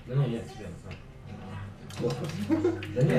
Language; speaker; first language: Russian; early bilingual, heritage; Russian